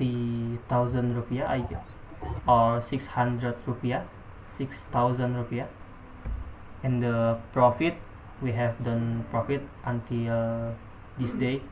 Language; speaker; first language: English; non-native, learner; Indonesian